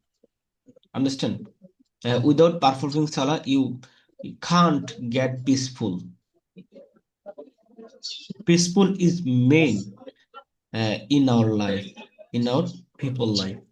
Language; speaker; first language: English; non-native, fluent; Bangla